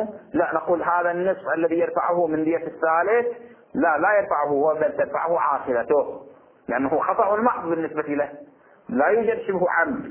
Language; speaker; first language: Arabic; native; Arabic